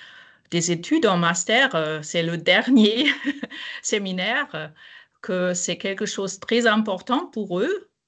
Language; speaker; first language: French; non-native, fluent; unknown